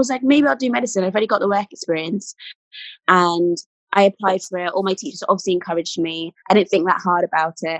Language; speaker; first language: English; native; English